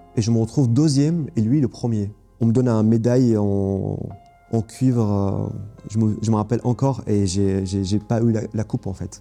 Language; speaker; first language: French; non-native, fluent; Arabic